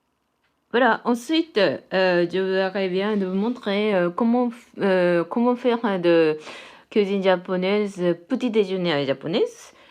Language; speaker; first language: French; non-native, fluent; Japanese